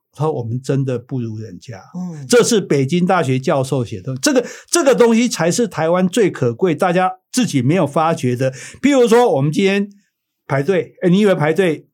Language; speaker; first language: Chinese; native; Chinese